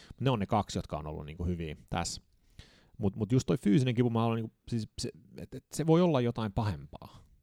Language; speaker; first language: Finnish; early bilingual, heritage; Finnish